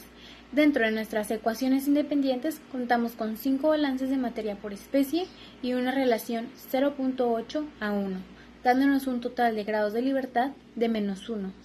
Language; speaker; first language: Spanish; native; Spanish